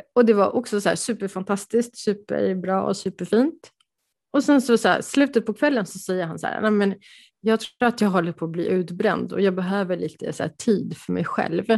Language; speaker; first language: Swedish; early bilingual, other home language; Polish